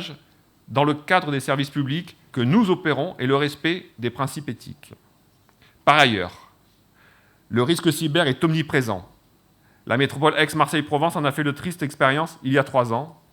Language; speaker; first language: French; native; French